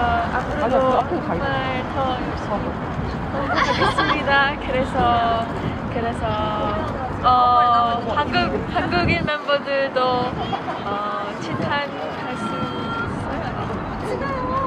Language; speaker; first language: Korean; non-native, learner; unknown